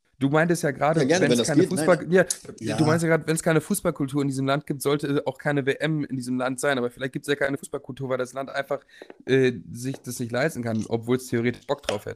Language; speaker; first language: German; native; German